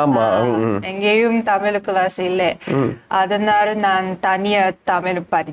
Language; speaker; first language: Tamil; non-native, learner; Japanese